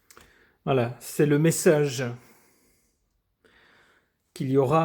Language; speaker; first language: French; native; French